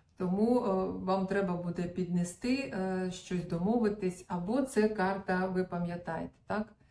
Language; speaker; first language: Ukrainian; non-native, local second language; Russian